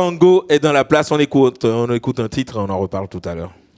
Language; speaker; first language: French; native; French